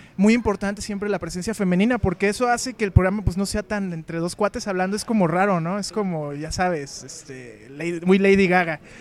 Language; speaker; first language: Spanish; native; Spanish